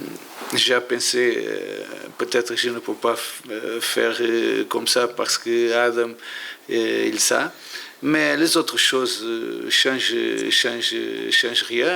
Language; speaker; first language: French; non-native, learner; Portuguese